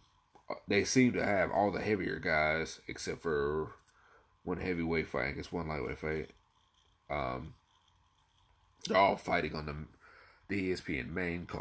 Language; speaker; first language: English; native; English